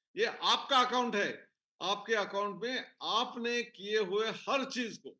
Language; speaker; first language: Hindi; non-native, local second language; Marathi